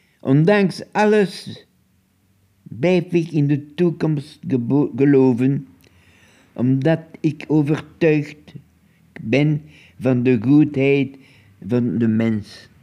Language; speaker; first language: Dutch; non-native, local second language; French